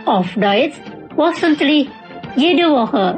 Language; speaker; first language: German; non-native, fluent; Indonesian